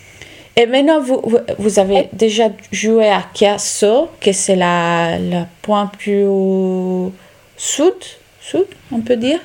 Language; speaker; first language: French; non-native, learner; Italian